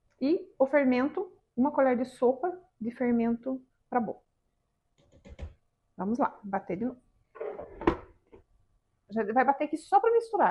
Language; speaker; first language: Portuguese; native; Portuguese